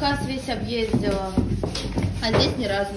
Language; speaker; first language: Russian; native; Russian